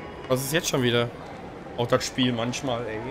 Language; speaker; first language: German; native; German